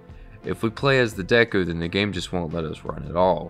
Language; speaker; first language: English; native; English